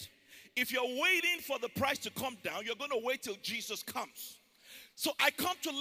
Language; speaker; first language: English; non-native, local second language; Yoruba